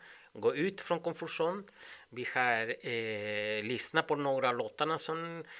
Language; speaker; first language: Swedish; non-native, fluent; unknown